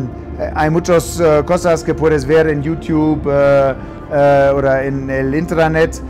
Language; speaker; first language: Spanish; non-native, fluent; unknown